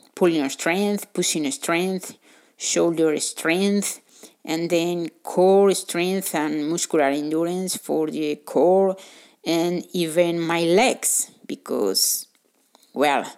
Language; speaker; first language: English; non-native, fluent; Spanish